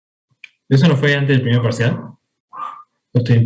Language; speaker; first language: Spanish; native; Spanish